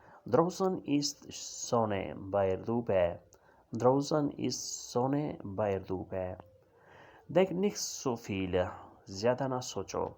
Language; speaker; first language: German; non-native, learner; Urdu